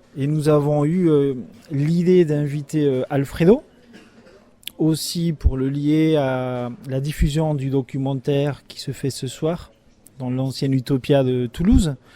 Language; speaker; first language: French; native; French